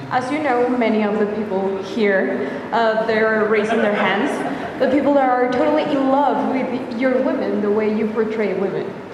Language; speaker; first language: English; non-native, fluent; Spanish